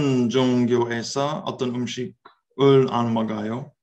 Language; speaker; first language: Korean; non-native, learner; English